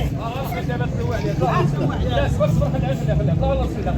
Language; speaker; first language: Arabic; native; Arabic